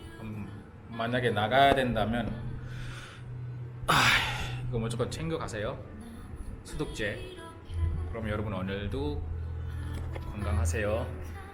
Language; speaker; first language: Korean; non-native, fluent; Malay